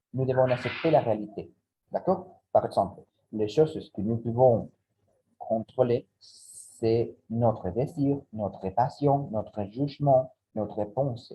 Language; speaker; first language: French; non-native, learner; Spanish